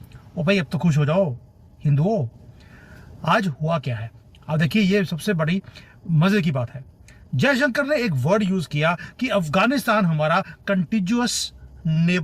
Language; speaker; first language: Hindi; native; Hindi